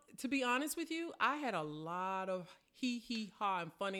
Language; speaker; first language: English; native; English